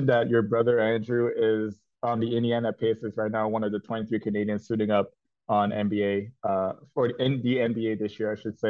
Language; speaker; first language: English; native; English